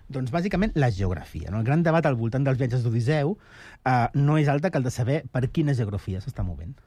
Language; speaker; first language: Catalan; native; Catalan